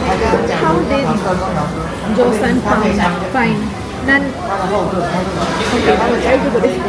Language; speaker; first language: English; non-native, local second language; Filipino